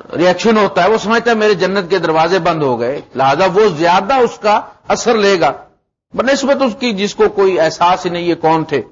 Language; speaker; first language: Urdu; non-native, local second language; Punjabi